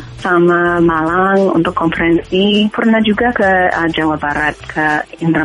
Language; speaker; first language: Indonesian; non-native, fluent; English